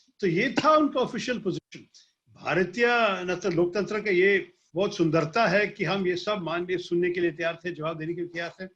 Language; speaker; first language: Hindi; non-native, local second language; Malayalam